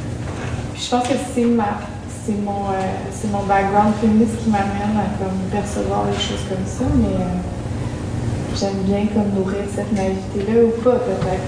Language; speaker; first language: French; native; French